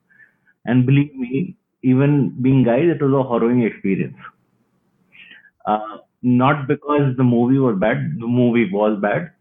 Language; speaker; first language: English; non-native, local second language; Hindi